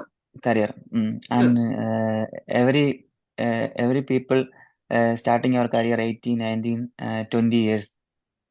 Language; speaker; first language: English; non-native, learner; Malayalam